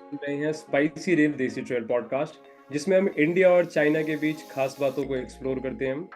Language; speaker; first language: Hindi; native; Hindi